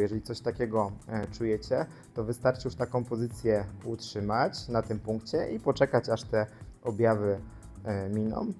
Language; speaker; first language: Polish; native; Polish